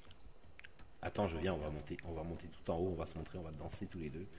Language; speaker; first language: French; native; French